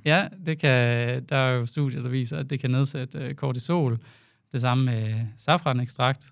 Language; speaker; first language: Danish; native; Danish